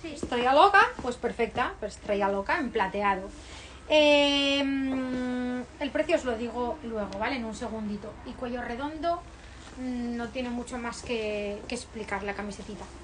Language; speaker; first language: Spanish; native; Spanish